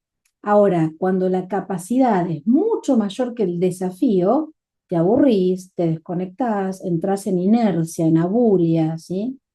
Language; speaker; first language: Spanish; native; Spanish